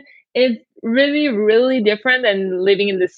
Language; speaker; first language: English; non-native, fluent; French